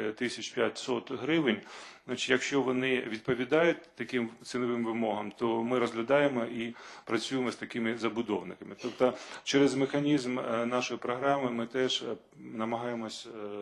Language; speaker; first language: Ukrainian; non-native, local second language; Russian